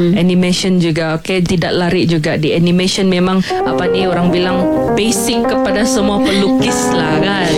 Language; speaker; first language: Malay; native; Malay